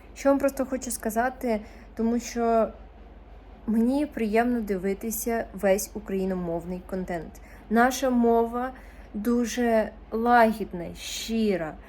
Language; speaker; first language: Ukrainian; non-native, local second language; Russian